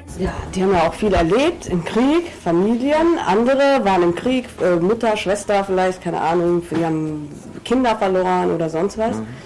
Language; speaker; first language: German; early bilingual, other home language; Tigrinya